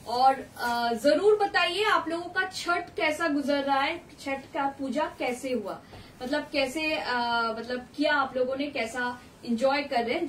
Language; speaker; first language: Hindi; non-native, local second language; Bangla